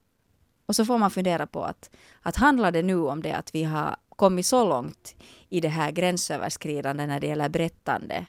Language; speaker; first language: Swedish; native; Swedish